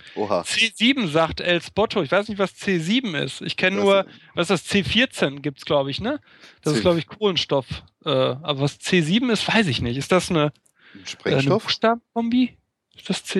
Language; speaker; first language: German; native; German